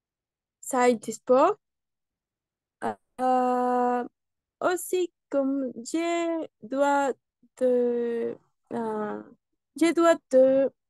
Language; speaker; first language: French; non-native, learner; Spanish